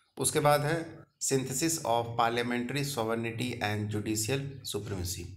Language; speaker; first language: Hindi; native; Hindi